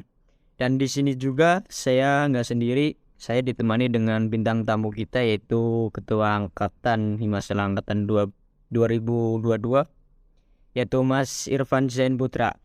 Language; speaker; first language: Indonesian; native; Indonesian